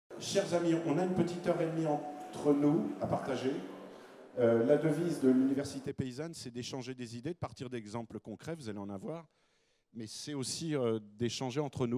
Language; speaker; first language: French; native; French